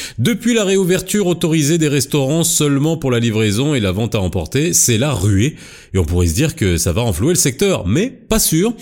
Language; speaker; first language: French; non-native, local second language; Arabic